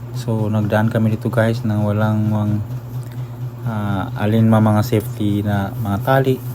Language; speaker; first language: Filipino; non-native, local second language; Cebuano